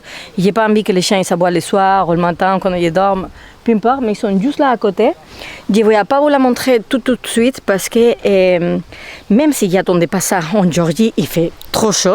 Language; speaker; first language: French; non-native, fluent; Spanish